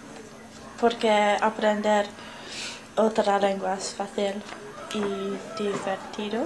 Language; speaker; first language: Spanish; non-native, learner; English